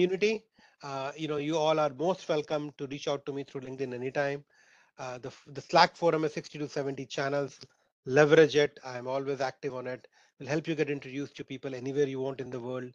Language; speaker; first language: English; non-native, local second language; Hindi